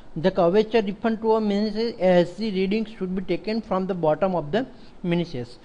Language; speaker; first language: English; non-native, local second language; Gujarati